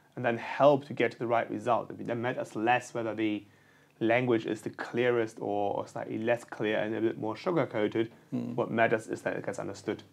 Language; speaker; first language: English; non-native, fluent; German